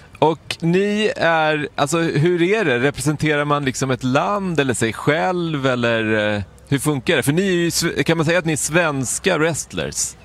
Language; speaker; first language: Swedish; native; Swedish